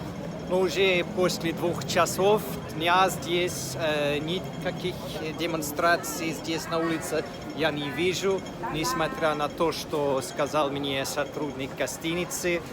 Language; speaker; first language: Russian; non-native, fluent; English